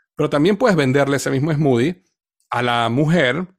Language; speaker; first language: Spanish; native; Spanish